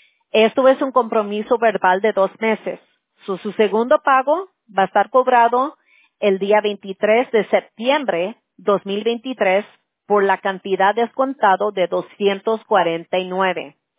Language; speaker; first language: Spanish; early bilingual, heritage; Spanish